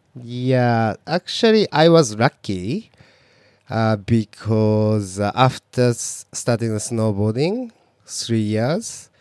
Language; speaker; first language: English; non-native, learner; Japanese